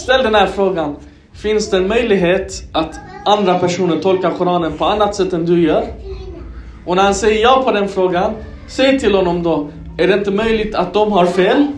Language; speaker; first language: Swedish; early bilingual, other home language; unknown